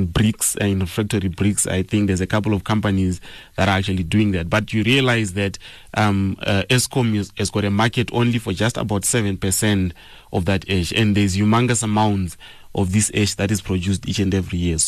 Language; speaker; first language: English; non-native, local second language; Shona